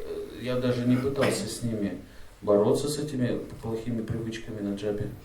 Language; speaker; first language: Russian; native; Russian